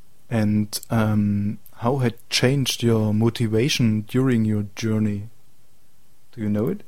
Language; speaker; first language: English; non-native, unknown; German